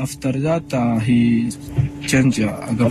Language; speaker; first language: English; non-native, learner; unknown